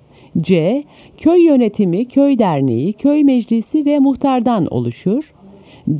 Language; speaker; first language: Turkish; native; Turkish